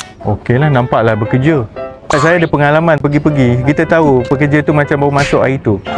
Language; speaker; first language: Malay; native; Malay